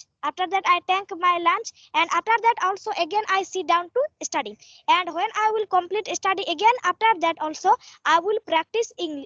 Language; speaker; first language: English; non-native, learner; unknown